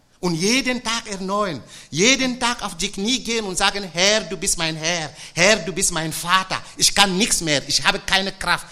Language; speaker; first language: German; non-native, fluent; French